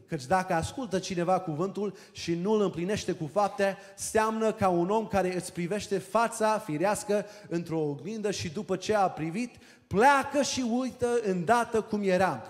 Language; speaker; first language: Romanian; early bilingual, heritage; Romanian